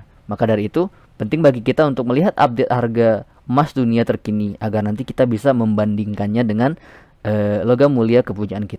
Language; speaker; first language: Indonesian; native; Indonesian